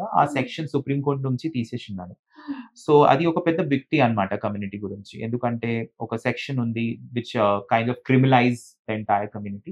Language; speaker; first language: Telugu; non-native, fluent; Bangla